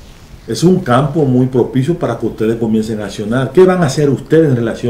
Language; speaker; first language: Spanish; native; Spanish